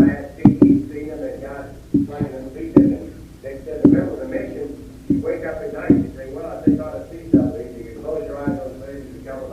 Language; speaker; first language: English; native; English